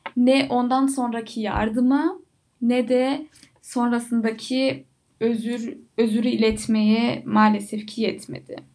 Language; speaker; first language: Turkish; early bilingual, heritage; Turkish